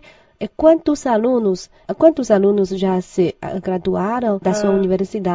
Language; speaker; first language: Portuguese; non-native, fluent; Chinese